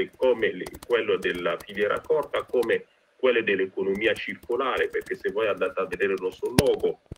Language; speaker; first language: Italian; non-native, fluent; French